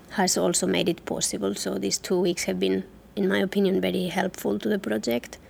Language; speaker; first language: English; non-native, fluent; Catalan